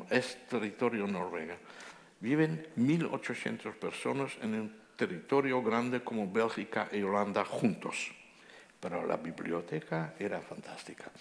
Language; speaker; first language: Spanish; non-native, fluent; Dutch